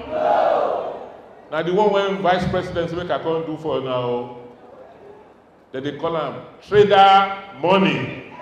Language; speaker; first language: Nigerian Pidgin; non-native, local second language; Bini